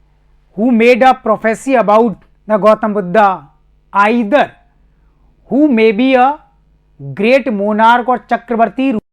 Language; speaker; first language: English; non-native, local second language; Hindi